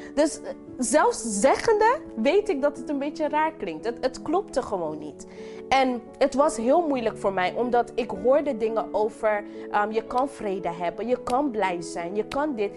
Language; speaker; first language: Dutch; non-native, local second language; English